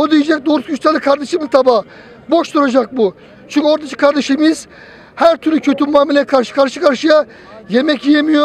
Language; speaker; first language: Turkish; native; Turkish